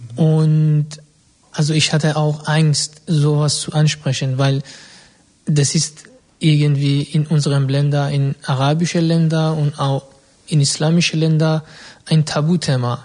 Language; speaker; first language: German; non-native, fluent; Arabic